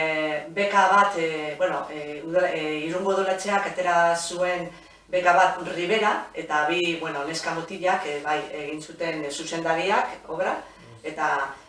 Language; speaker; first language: Basque; non-native, local second language; Spanish